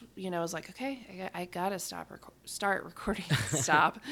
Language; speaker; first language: English; native; English